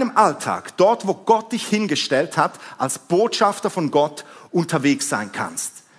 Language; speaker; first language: German; native; German